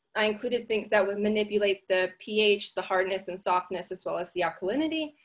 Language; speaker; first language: English; native; English